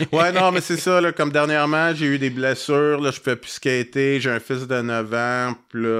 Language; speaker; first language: French; native; French